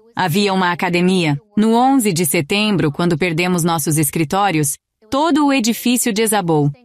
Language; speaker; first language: Portuguese; non-native, fluent; Greek